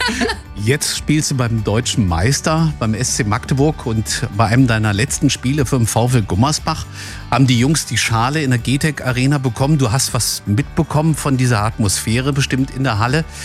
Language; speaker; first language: German; native; German